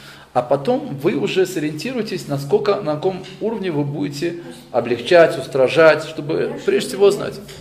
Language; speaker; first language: Russian; native; Russian